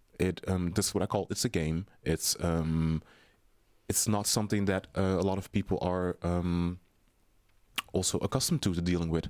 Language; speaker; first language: English; non-native, fluent; Dutch